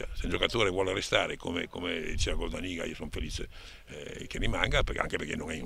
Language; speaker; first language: Italian; native; Italian